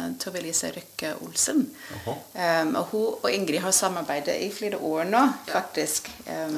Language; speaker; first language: Norwegian; non-native, fluent; English